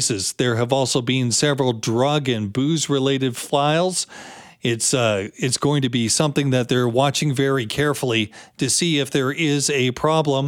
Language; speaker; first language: English; native; English